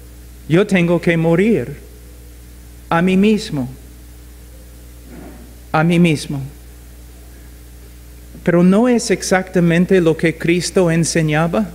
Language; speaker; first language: Spanish; non-native, fluent; English